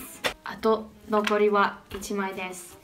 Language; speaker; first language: Japanese; non-native, learner; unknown